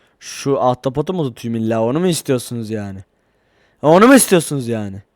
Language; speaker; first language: Turkish; native; Turkish